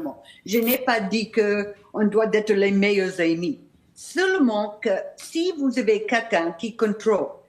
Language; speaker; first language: French; non-native, fluent; English